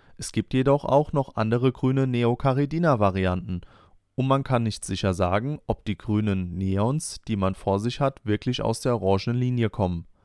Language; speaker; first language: German; native; German